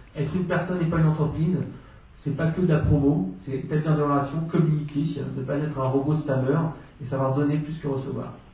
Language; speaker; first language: French; native; French